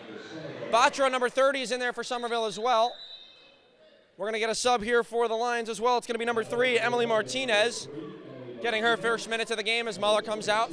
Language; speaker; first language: English; native; English